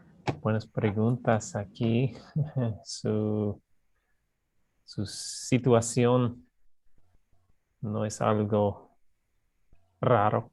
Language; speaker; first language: Spanish; non-native, fluent; English